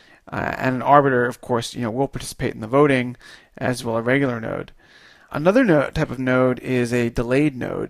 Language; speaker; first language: English; native; English